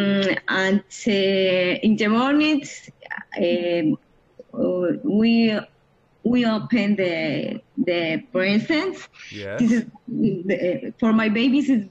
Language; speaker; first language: English; non-native, learner; Spanish